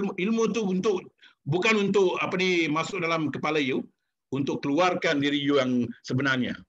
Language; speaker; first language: Malay; non-native, local second language; Tamil